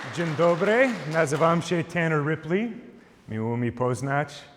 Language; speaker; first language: Polish; non-native, learner; English